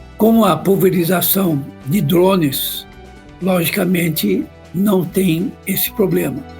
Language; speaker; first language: Portuguese; non-native, fluent; Chinese